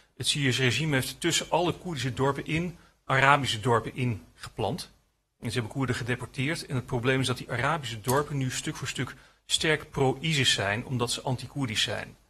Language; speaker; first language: Dutch; native; Dutch